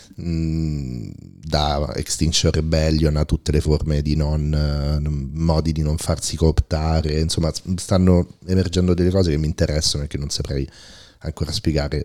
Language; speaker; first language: Italian; native; Italian